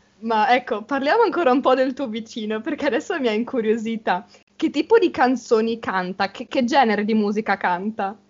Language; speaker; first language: Italian; native; Italian